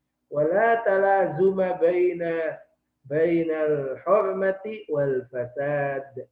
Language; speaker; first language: Arabic; non-native, fluent; Indonesian